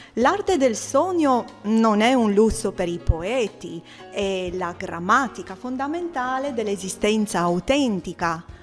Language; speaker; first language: Italian; non-native, fluent; Romanian